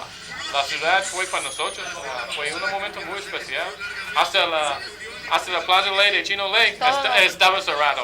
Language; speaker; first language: Spanish; non-native, fluent; English